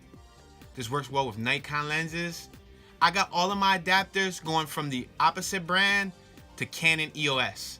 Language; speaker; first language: English; native; English